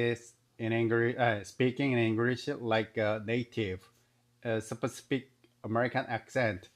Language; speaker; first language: English; non-native, learner; Korean